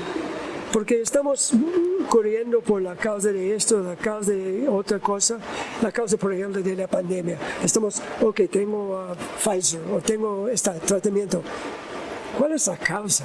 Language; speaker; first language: Spanish; non-native, learner; English